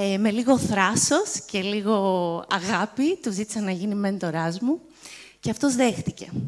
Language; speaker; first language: Greek; native; Greek